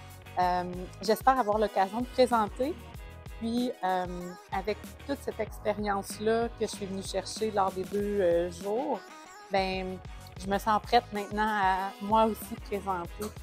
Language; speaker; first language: French; native; French